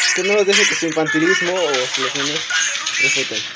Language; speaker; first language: Spanish; native; Spanish